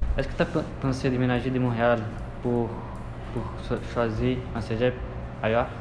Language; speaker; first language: French; non-native, fluent; Portuguese